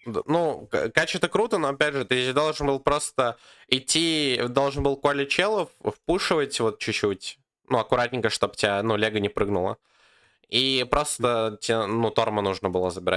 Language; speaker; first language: Russian; native; Russian